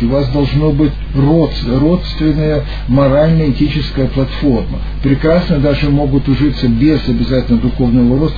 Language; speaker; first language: Russian; native; Russian